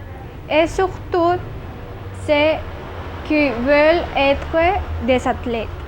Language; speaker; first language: French; non-native, learner; Spanish